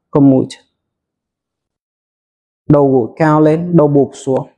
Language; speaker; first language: Vietnamese; non-native, learner; Hindi